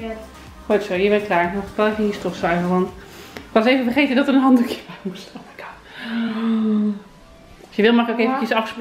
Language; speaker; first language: Dutch; native; Dutch